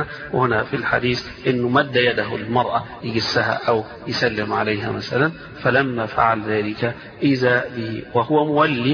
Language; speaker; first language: Arabic; native; Arabic